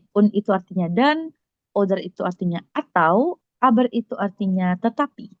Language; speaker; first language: Indonesian; native; Indonesian